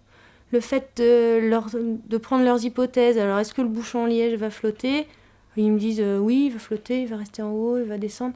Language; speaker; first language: French; native; French